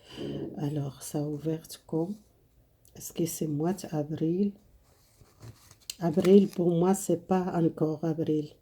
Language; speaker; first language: French; non-native, fluent; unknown